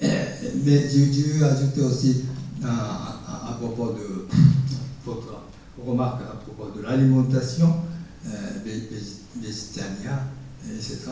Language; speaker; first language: French; non-native, fluent; Japanese